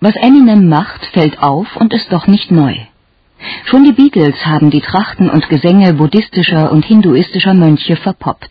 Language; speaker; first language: German; native; German